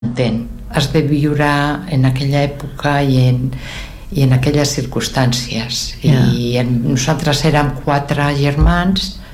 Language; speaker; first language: Catalan; non-native, local second language; Spanish